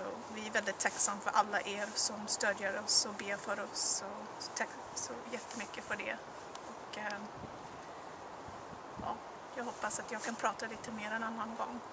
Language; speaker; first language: Swedish; non-native, learner; Arabic